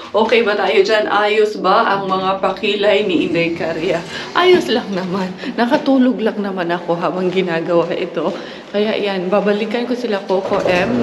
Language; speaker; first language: Filipino; non-native, local second language; Cebuano